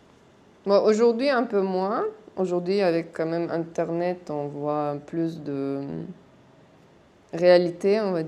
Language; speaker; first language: French; non-native, fluent; Russian